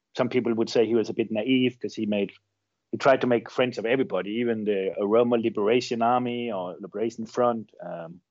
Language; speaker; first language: English; non-native, fluent; Danish